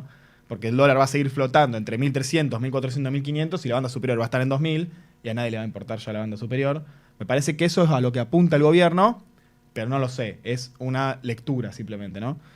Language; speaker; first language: Spanish; native; Spanish